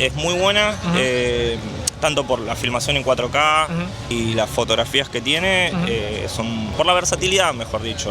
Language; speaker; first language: Spanish; native; Spanish